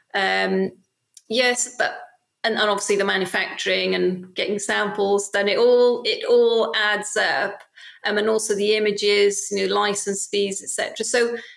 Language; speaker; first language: English; native; English